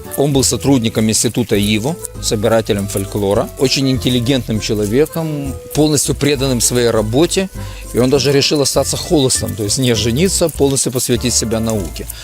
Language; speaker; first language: Russian; native; Russian